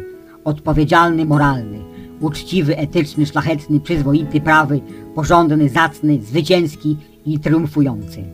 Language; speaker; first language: Polish; native; Polish